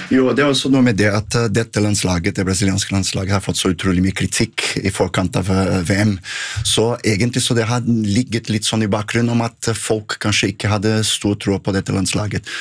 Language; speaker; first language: Norwegian; non-native, fluent; Portuguese